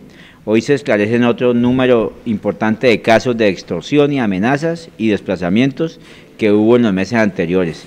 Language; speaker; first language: Spanish; native; Spanish